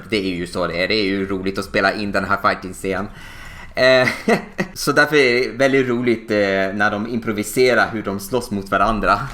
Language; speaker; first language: Swedish; native; Swedish